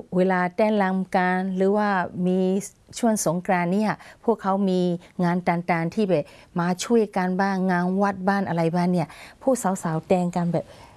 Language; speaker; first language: Thai; non-native, fluent; Burmese